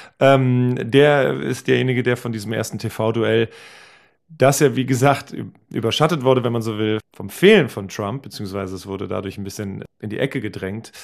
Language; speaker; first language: German; native; German